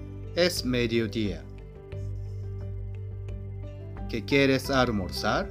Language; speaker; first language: Spanish; non-native, fluent; Japanese